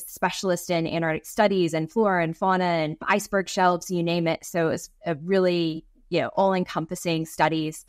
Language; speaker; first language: English; native; English